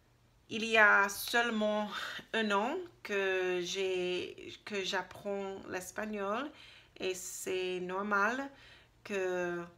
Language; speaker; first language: French; non-native, learner; English